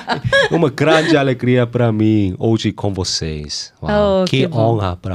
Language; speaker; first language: Portuguese; non-native, learner; Korean